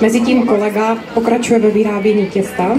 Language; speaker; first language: Czech; native; Czech